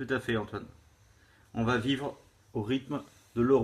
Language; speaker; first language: French; native; French